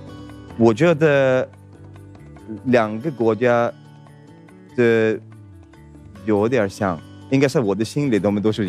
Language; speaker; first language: Chinese; non-native, fluent; Swedish